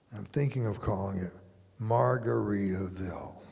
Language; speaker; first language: English; native; English